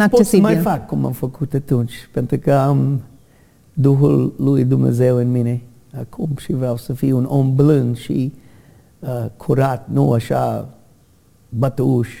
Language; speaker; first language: Romanian; non-native, learner; English